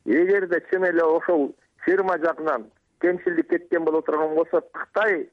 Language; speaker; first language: Kyrgyz; native; Kyrgyz